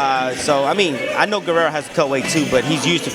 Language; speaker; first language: English; native; English